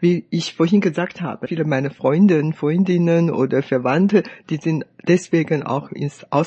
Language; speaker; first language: German; non-native, fluent; Chinese